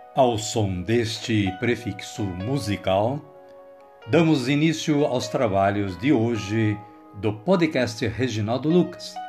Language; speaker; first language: Portuguese; native; Portuguese